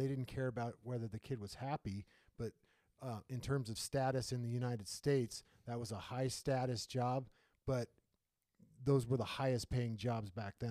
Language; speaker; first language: English; native; English